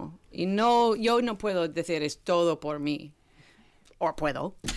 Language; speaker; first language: Spanish; non-native, learner; English